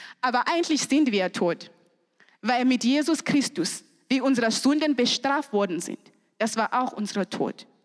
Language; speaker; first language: German; non-native, fluent; Shona